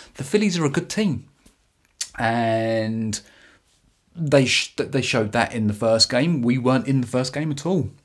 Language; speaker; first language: English; native; English